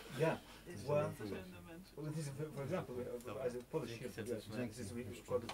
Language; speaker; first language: English; non-native, learner; Arabic